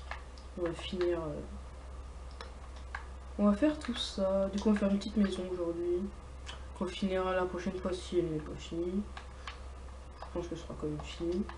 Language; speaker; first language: French; native; French